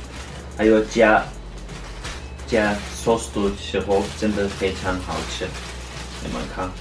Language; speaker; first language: Chinese; non-native, learner; Turkish